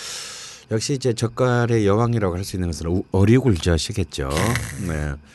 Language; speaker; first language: Korean; native; Korean